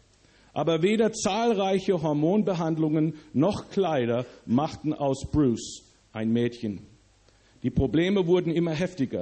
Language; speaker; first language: German; early bilingual, other home language; English